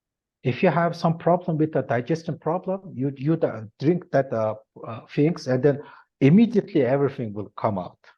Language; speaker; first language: English; non-native, learner; Mongolian